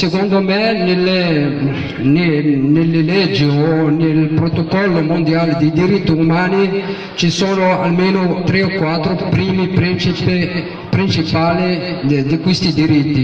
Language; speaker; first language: Italian; non-native, fluent; Arabic